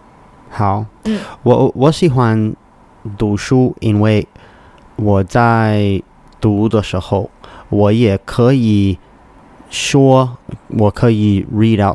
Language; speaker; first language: Chinese; non-native, learner; English